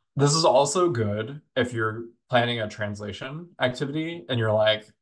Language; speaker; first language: English; native; English